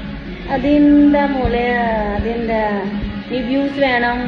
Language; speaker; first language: Malayalam; non-native, learner; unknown